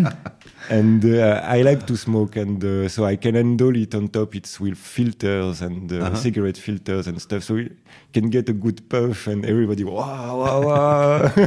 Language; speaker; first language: English; non-native, fluent; French